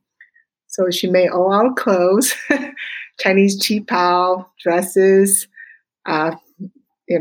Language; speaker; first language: English; non-native, fluent; Chinese